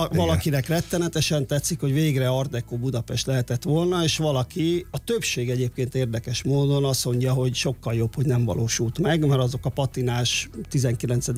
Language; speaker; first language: Hungarian; native; Hungarian